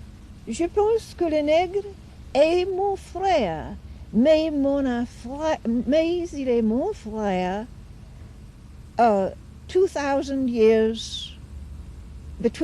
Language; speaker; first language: French; non-native, fluent; English